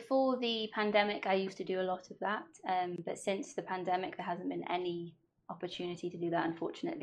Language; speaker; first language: English; non-native, local second language; Welsh